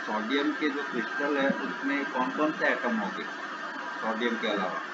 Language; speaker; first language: Hindi; non-native, local second language; Gujarati